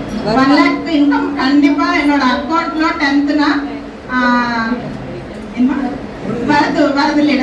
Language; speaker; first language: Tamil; non-native, learner; Telugu